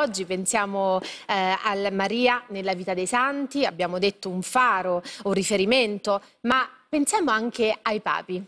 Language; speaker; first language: Italian; native; Italian